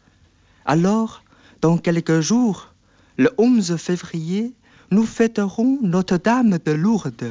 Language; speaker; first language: French; non-native, fluent; Chinese